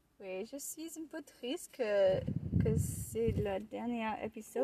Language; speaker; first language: French; non-native, learner; English